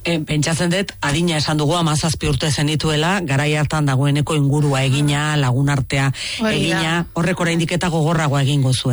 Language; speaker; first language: Basque; native; Basque